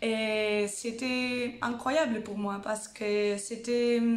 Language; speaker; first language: French; non-native, fluent; Spanish